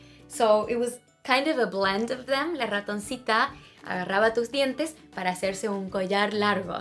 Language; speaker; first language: Spanish; early bilingual, heritage; Spanish